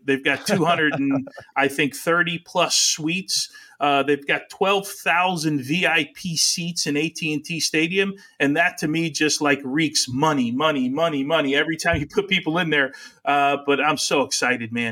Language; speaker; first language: English; early bilingual, other home language; Italian